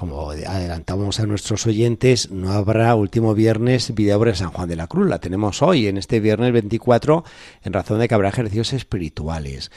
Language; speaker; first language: Spanish; native; Spanish